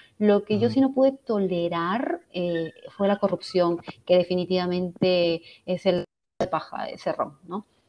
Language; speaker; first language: Spanish; native; Spanish